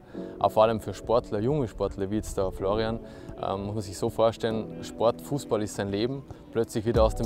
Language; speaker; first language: German; native; German